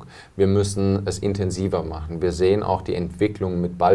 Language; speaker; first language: German; native; German